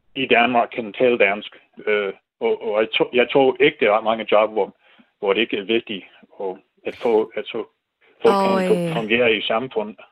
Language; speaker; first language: Danish; non-native, fluent; English